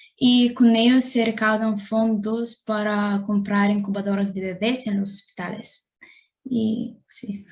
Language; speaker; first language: Spanish; non-native, fluent; Bulgarian